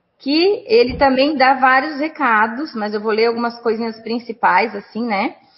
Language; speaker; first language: Portuguese; native; Portuguese